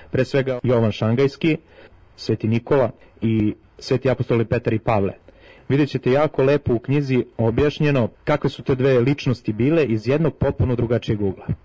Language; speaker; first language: Serbian; native; Serbian